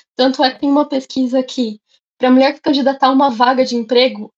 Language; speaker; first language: Portuguese; native; Portuguese